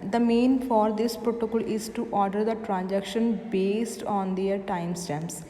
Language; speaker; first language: English; non-native, local second language; Punjabi